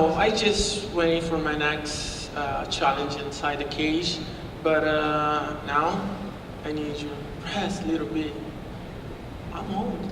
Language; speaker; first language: English; non-native, learner; Portuguese